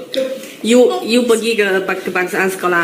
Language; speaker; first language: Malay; non-native, local second language; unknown